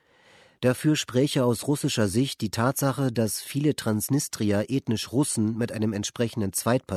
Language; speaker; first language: German; native; German